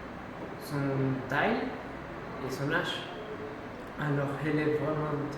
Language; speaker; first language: French; non-native, learner; Spanish